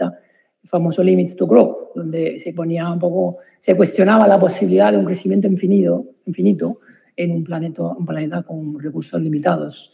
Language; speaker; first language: Spanish; non-native, fluent; Italian